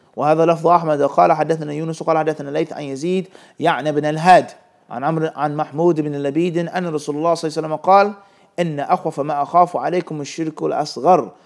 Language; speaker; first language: Arabic; non-native, fluent; English